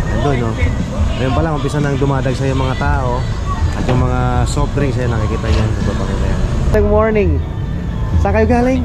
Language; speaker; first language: Filipino; non-native, local second language; Waray